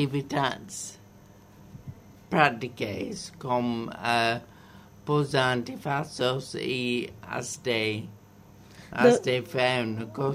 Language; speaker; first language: Catalan; non-native, learner; English